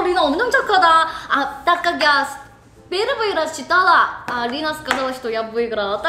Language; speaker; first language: Russian; non-native, learner; Korean